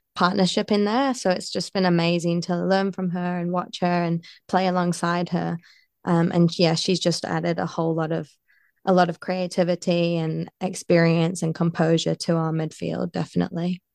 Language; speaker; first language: English; native; English